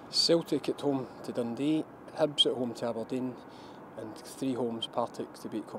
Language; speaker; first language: English; native; English